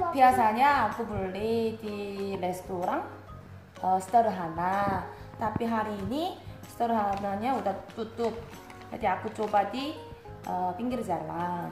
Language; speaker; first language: Indonesian; non-native, fluent; Korean